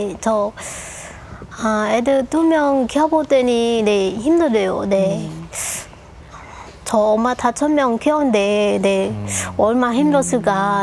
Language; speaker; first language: Korean; non-native, local second language; Lao